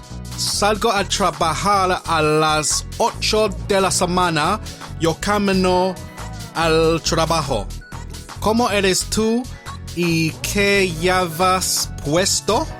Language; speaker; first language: Spanish; non-native, learner; English